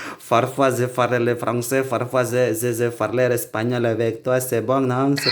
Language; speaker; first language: French; non-native, learner; Indonesian